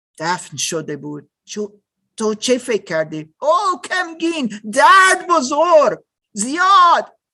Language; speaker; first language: Persian; non-native, learner; German